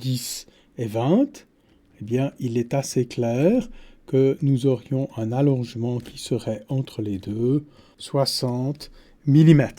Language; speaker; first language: French; native; French